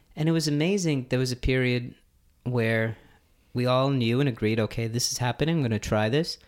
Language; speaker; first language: English; early bilingual, other home language; Hindi